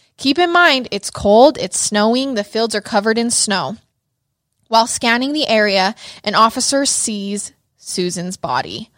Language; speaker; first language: English; native; English